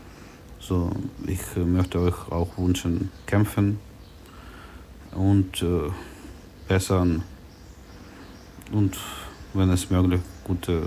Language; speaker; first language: German; non-native, learner; Ukrainian